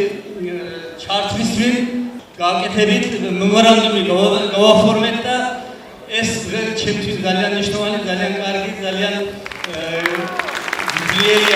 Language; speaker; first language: Georgian; early bilingual, heritage; Georgian